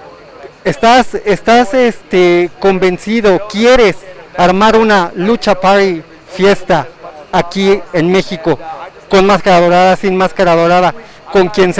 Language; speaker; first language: Spanish; native; Spanish